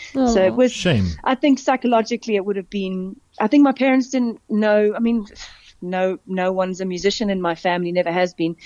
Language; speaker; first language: English; native; English